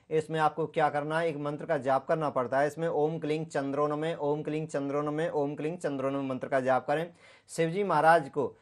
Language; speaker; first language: Hindi; native; Hindi